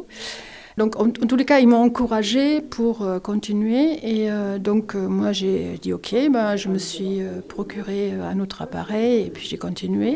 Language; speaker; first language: French; non-native, fluent; German